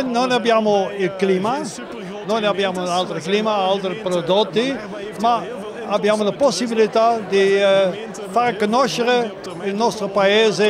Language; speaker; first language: Italian; non-native, learner; Dutch